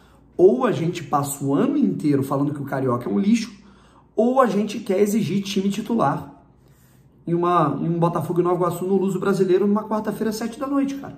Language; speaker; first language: Portuguese; native; Portuguese